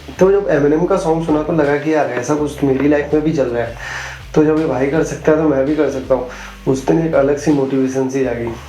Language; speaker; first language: Hindi; native; Hindi